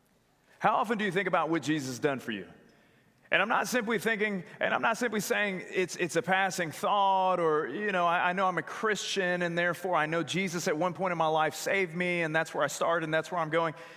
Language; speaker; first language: English; native; English